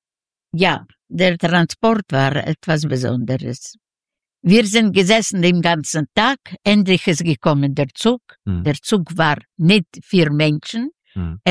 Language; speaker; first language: German; non-native, fluent; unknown